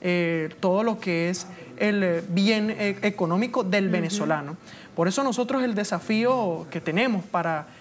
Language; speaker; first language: Spanish; native; Spanish